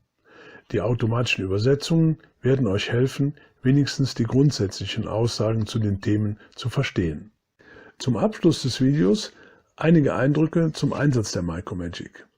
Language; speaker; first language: German; native; German